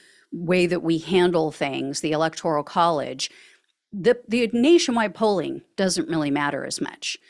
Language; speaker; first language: English; native; English